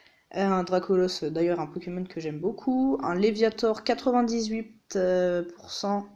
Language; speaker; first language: French; native; French